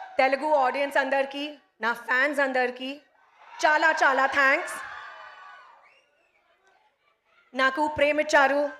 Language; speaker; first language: Telugu; non-native, local second language; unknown